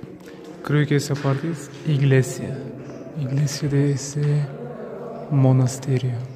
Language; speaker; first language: Spanish; non-native, learner; Turkish